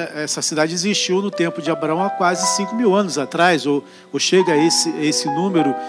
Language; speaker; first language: Portuguese; native; Portuguese